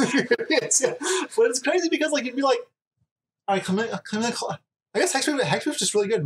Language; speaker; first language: English; native; English